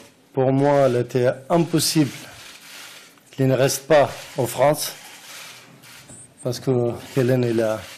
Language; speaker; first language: French; non-native, learner; Arabic